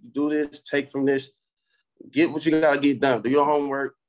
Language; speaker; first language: English; native; English